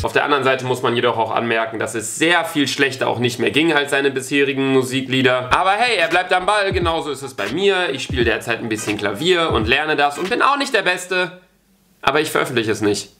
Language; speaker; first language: German; native; German